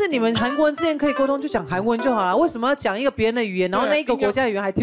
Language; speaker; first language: Chinese; native; Chinese